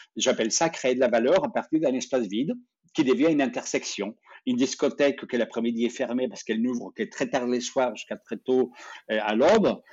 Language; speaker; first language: French; non-native, fluent; Spanish